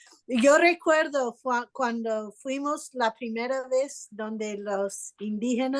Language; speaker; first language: Spanish; non-native, fluent; English